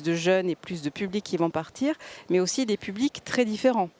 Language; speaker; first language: French; native; French